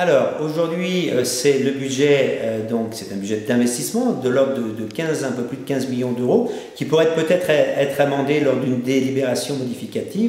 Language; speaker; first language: French; native; French